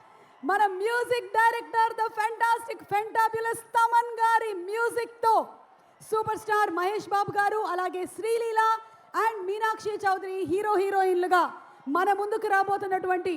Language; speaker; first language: Telugu; native; Telugu